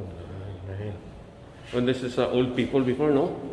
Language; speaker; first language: English; non-native, learner; Filipino